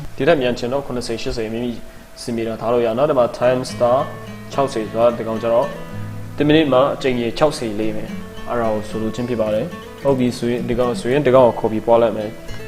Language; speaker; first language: Burmese; non-native, local second language; Kachin